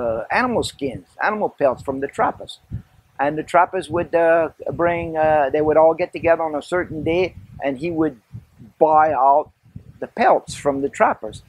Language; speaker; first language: English; early bilingual, other home language; French